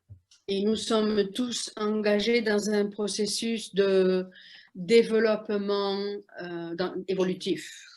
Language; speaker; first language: French; non-native, fluent; Spanish